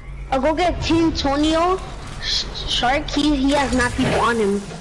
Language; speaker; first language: English; early bilingual, other home language; Spanish